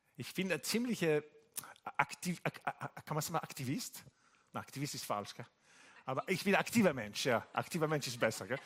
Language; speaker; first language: German; non-native, fluent; Italian